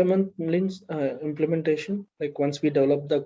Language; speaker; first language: English; non-native, local second language; Telugu